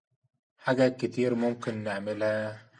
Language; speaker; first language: Arabic; native; Arabic